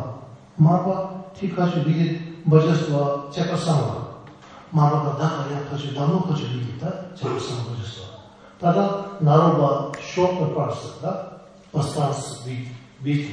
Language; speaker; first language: Russian; non-native, learner; Tibetan